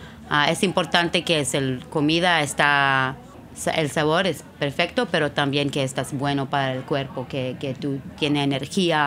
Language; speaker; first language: Spanish; non-native, learner; Hebrew